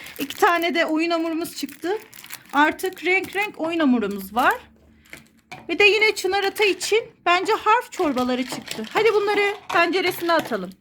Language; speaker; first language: Turkish; native; Turkish